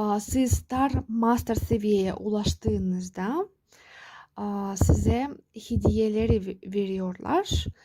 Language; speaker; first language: Turkish; non-native, fluent; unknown